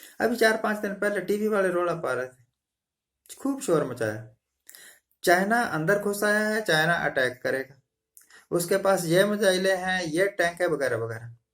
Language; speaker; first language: Hindi; non-native, local second language; Punjabi